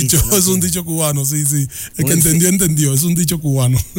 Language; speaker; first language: Spanish; native; Spanish